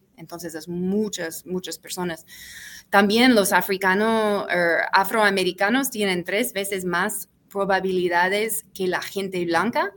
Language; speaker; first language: Spanish; non-native, fluent; English